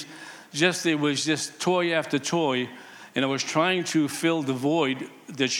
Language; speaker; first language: English; native; English